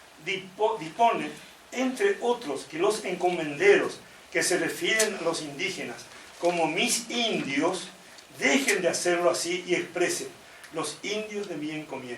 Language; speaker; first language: Spanish; native; Spanish